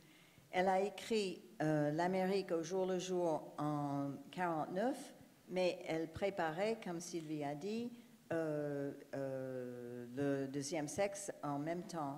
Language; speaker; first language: French; non-native, fluent; English